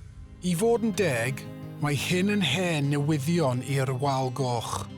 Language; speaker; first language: Welsh; non-native, local second language; English